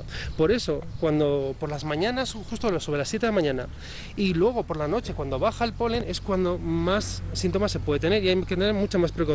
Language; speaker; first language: Spanish; native; Spanish